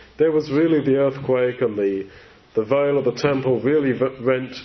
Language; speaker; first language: English; native; English